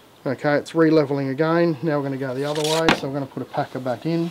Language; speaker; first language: English; native; English